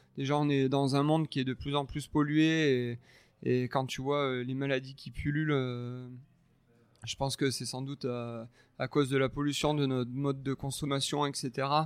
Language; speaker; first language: French; native; French